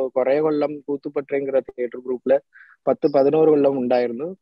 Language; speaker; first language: Malayalam; non-native, local second language; Tamil